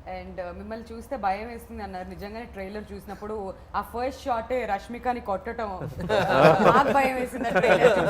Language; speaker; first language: Telugu; native; Telugu